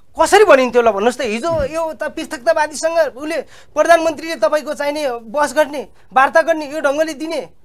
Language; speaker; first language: Nepali; native; Nepali